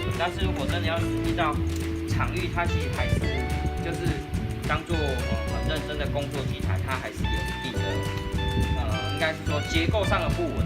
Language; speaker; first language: Chinese; native; Chinese